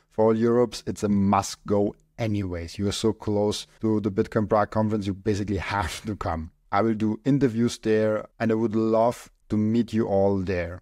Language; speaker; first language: English; non-native, fluent; German